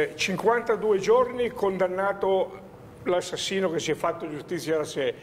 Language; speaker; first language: Italian; native; Italian